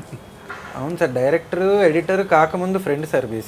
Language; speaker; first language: Telugu; native; Telugu